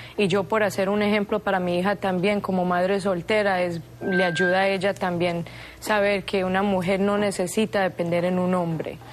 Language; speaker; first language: Spanish; early bilingual, heritage; Spanish